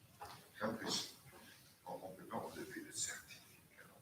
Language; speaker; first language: French; non-native, fluent; German